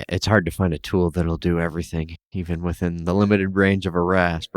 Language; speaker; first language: English; native; English